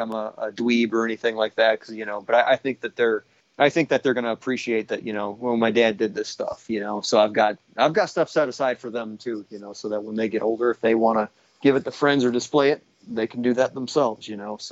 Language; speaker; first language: English; native; English